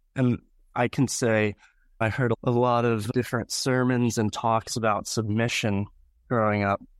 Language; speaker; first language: English; native; English